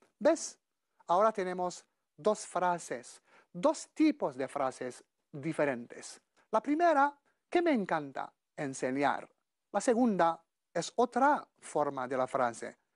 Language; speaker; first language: Spanish; non-native, fluent; Arabic